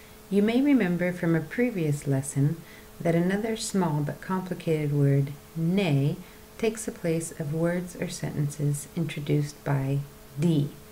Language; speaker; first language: English; native; English